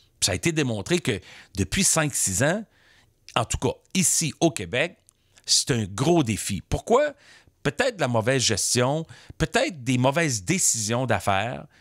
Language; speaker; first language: French; native; French